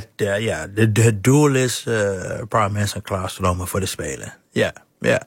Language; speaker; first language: Dutch; non-native, fluent; English